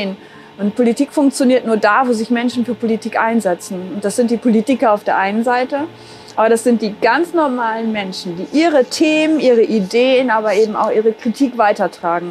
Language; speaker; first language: German; native; German